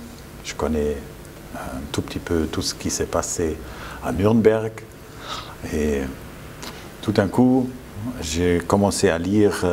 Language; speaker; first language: French; non-native, fluent; German